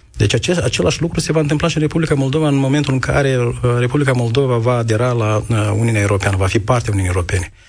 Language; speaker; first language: Romanian; native; Romanian